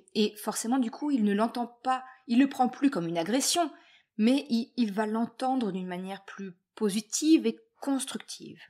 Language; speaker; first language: French; native; French